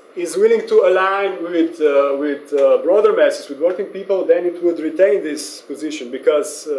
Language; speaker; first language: English; non-native, fluent; Slovenian